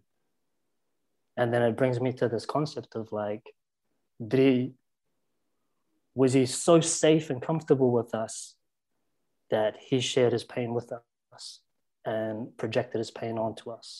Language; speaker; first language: English; native; English